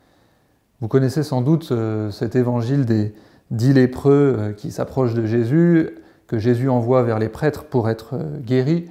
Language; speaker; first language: French; native; French